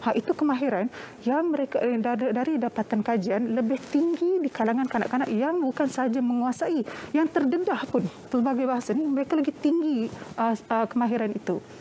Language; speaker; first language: Malay; native; Malay